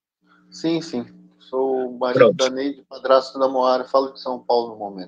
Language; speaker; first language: Portuguese; native; Portuguese